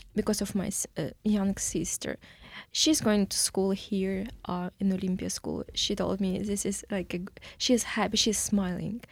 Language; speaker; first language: English; non-native, learner; Ukrainian